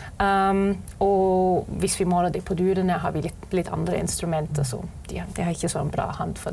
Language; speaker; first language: Norwegian; non-native, fluent; German